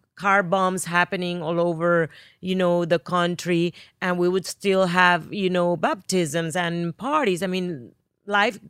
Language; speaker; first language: English; non-native, fluent; Spanish